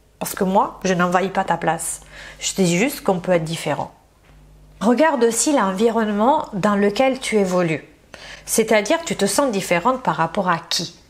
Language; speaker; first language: French; non-native, fluent; Italian